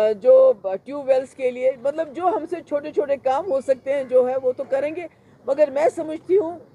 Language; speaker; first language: Urdu; non-native, local second language; Kashmiri